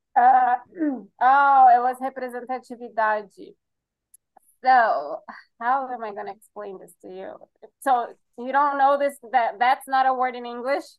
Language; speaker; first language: English; non-native, fluent; Portuguese